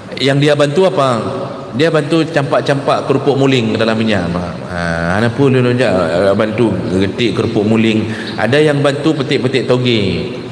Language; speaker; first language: Malay; non-native, local second language; Achinese